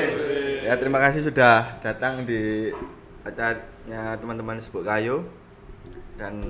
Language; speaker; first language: Indonesian; non-native, local second language; Javanese